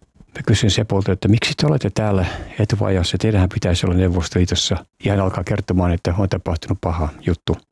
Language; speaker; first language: Finnish; native; Finnish